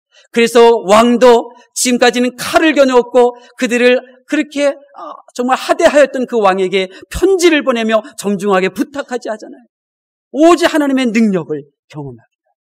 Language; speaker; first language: Korean; native; Korean